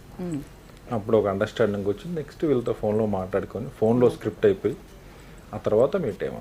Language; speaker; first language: Telugu; native; Telugu